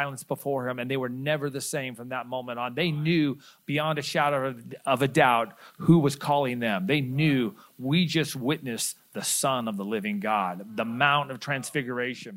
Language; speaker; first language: English; native; English